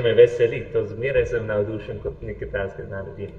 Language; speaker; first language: Slovenian; non-native, fluent; English